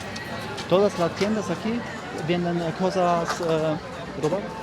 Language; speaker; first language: Spanish; non-native, learner; German